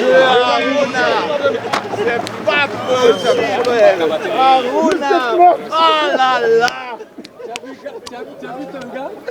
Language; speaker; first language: French; non-native, learner; German